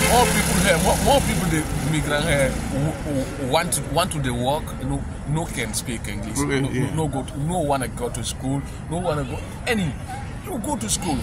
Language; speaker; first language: English; non-native, learner; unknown